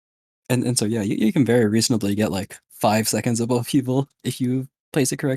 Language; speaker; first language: English; native; English